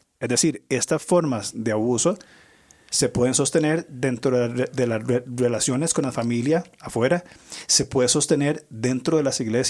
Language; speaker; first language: Spanish; native; Spanish